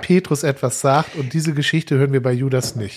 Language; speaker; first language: German; native; German